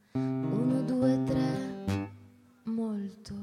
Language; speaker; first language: Italian; native; Italian